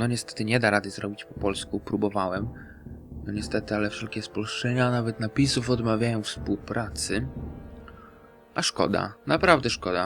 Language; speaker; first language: Polish; native; Polish